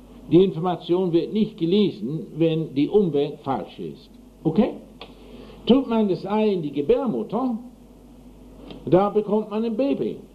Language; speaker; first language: German; non-native, fluent; English